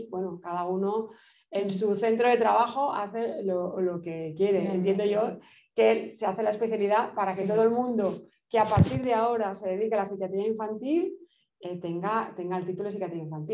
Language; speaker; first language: Spanish; native; Spanish